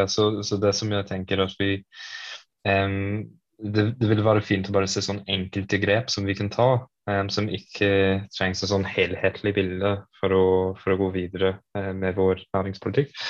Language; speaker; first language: Norwegian; non-native, fluent; English